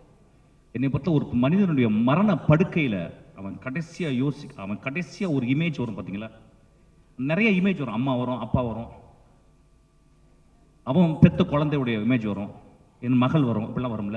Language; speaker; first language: Tamil; native; Tamil